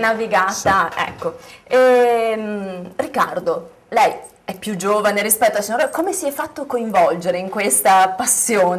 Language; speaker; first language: Italian; native; Italian